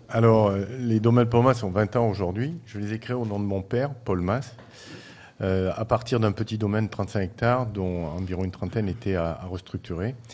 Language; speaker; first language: French; native; French